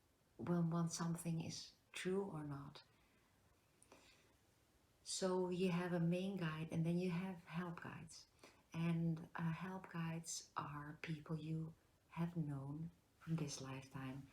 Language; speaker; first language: English; non-native, fluent; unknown